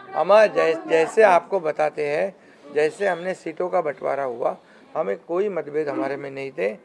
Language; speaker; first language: Hindi; non-native, local second language; Marathi